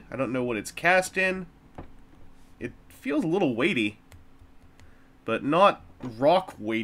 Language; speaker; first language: English; native; English